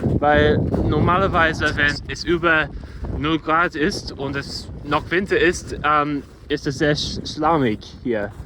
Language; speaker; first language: German; non-native, learner; English